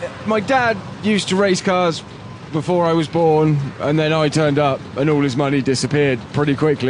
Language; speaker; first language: English; native; English